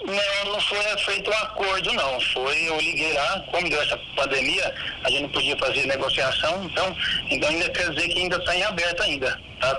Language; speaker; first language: Portuguese; native; Portuguese